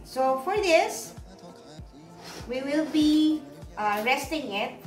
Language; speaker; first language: English; non-native, local second language; Filipino